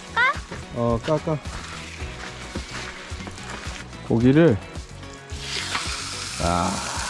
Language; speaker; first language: Korean; native; Korean